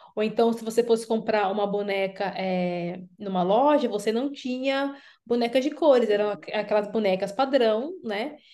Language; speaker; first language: Portuguese; native; Portuguese